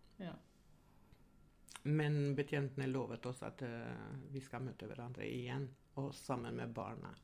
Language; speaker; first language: Norwegian; non-native, fluent; Albanian